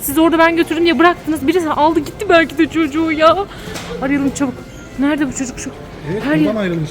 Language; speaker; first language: Turkish; native; Turkish